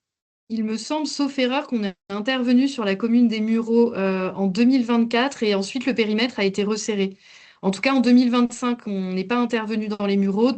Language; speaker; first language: French; native; French